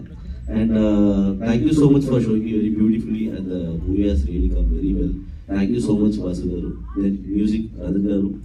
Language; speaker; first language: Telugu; non-native, learner; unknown